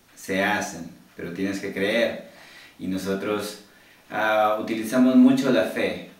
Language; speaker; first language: Spanish; early bilingual, heritage; Spanish